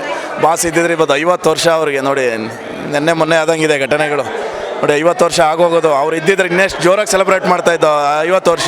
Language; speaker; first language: Kannada; native; Kannada